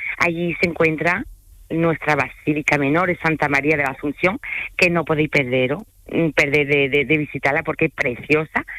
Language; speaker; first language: Spanish; early bilingual, other home language; French